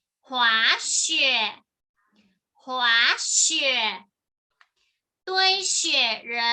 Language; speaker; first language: Chinese; non-native, fluent; Thai